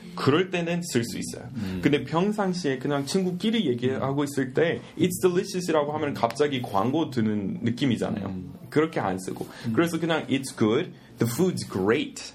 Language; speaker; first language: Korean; non-native, fluent; English